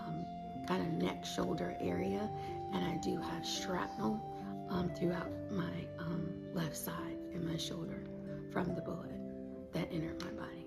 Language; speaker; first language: English; native; English